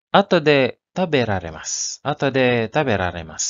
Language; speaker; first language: Japanese; non-native, learner; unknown